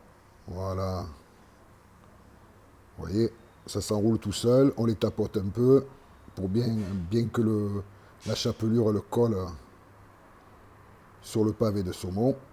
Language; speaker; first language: French; native; French